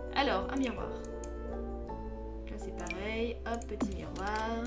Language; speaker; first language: French; native; French